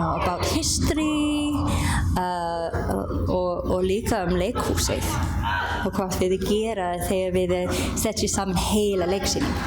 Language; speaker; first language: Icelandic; non-native, learner; English